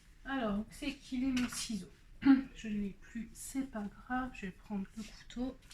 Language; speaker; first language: French; native; French